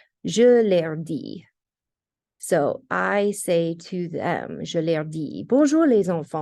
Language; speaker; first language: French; non-native, fluent; English